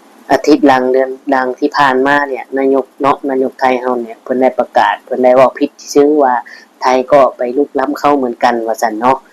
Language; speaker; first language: Thai; non-native, local second language; Lao